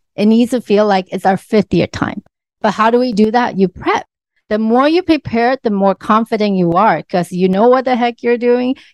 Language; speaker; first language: English; early bilingual, other home language; Chinese